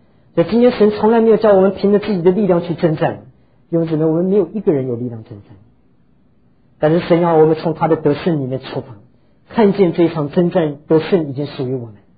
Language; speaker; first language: Chinese; native; Chinese